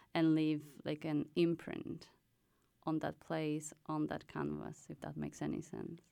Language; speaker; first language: English; non-native, fluent; Polish